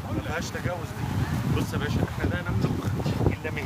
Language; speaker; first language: Arabic; native; Arabic